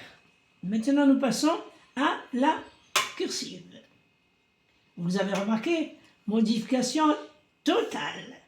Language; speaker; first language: French; non-native, local second language; Arabic